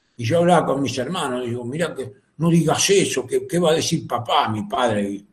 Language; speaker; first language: Spanish; native; Spanish